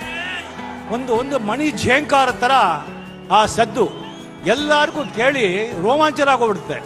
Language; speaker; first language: Kannada; non-native, local second language; Marathi